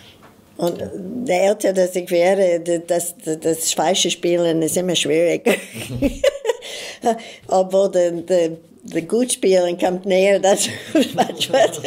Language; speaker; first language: German; non-native, fluent; English